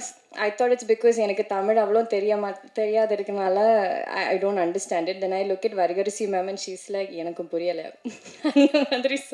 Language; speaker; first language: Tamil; non-native, learner; Malayalam